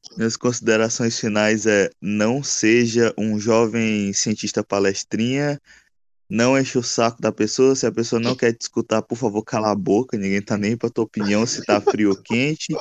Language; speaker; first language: Portuguese; native; Portuguese